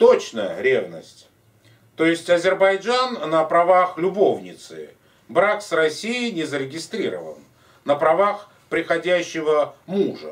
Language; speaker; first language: Russian; native; Russian